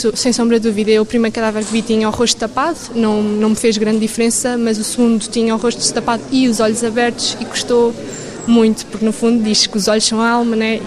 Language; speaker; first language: Portuguese; native; Portuguese